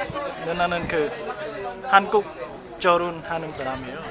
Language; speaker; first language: Korean; non-native, learner; Thai